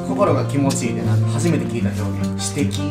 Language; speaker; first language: Japanese; native; Japanese